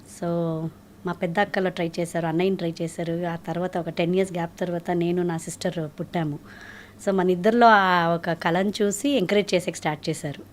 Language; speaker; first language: Telugu; native; Telugu